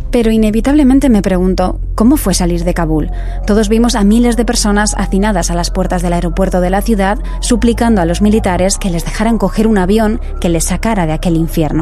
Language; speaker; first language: Spanish; native; Spanish